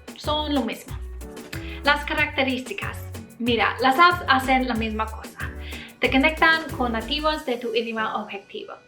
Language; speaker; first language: Spanish; non-native, learner; English